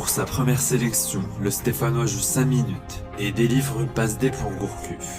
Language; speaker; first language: French; native; French